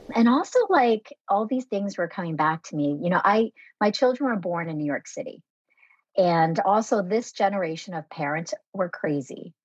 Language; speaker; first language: English; early bilingual, other home language; Vietnamese